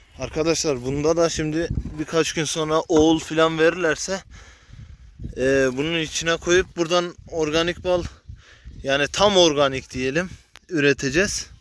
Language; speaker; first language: Turkish; native; Turkish